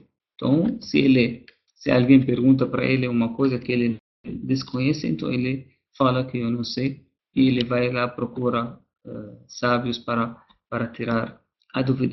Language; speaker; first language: Portuguese; non-native, fluent; Arabic